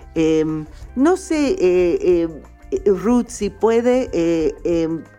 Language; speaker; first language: Spanish; non-native, fluent; English